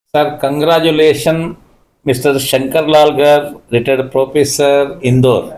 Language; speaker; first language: Hindi; non-native, local second language; Kannada